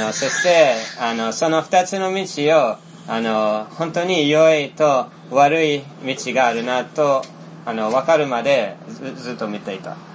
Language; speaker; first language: Japanese; non-native, fluent; Finnish